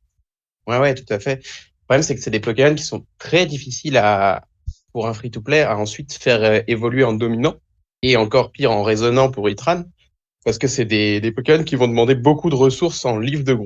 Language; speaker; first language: French; native; French